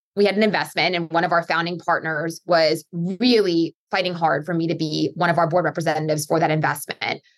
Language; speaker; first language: English; native; English